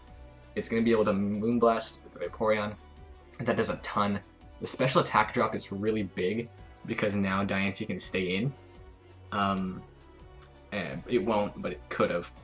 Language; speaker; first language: English; native; English